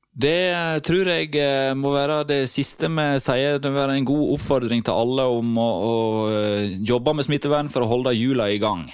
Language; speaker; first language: Norwegian; native; Norwegian